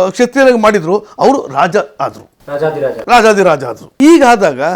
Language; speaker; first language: Kannada; native; Kannada